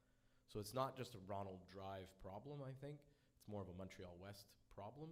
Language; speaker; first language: English; native; English